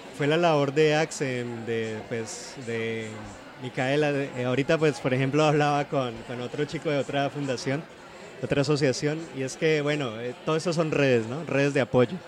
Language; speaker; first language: Spanish; native; Spanish